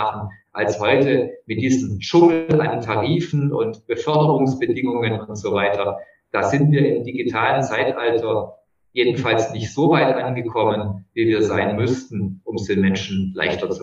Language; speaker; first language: German; native; German